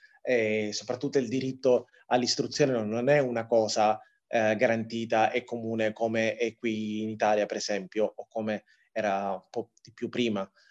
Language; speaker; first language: Italian; early bilingual, other home language; Tigrinya